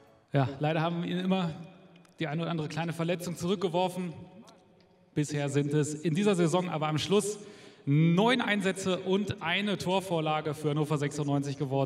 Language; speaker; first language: German; native; German